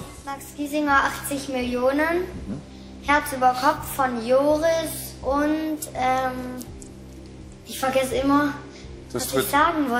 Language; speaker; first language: German; native; German